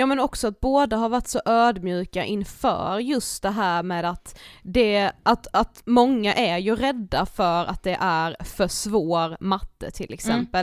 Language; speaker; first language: Swedish; native; Swedish